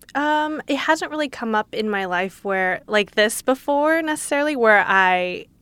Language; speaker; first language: English; native; English